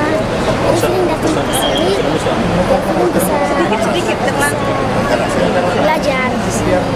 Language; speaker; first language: Indonesian; early bilingual, heritage; Indonesian